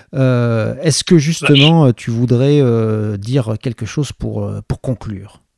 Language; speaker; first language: French; native; French